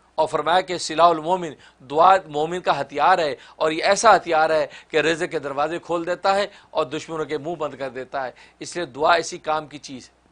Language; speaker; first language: Urdu; native; Urdu